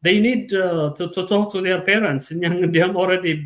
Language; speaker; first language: English; non-native, local second language; Amharic